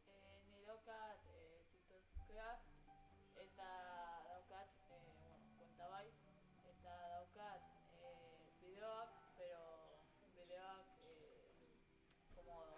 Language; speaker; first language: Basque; non-native, local second language; Spanish